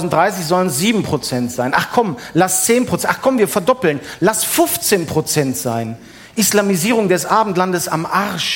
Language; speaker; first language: German; native; German